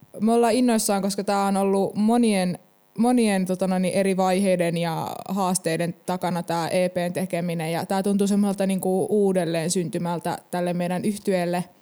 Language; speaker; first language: Finnish; native; Finnish